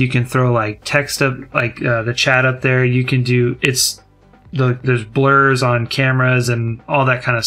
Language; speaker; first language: English; native; English